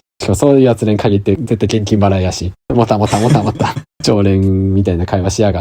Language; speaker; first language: Japanese; native; Japanese